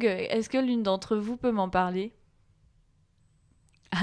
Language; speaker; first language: French; native; French